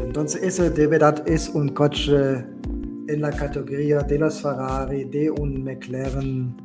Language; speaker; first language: Spanish; non-native, learner; German